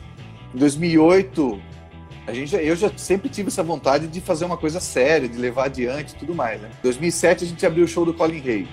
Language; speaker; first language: Portuguese; native; Portuguese